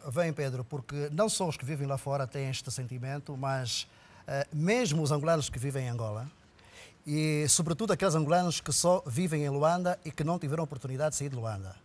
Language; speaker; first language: Portuguese; native; Portuguese